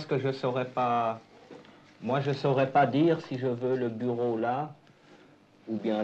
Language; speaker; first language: French; native; French